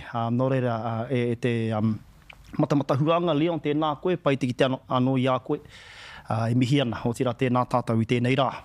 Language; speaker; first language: Māori; non-native, local second language; English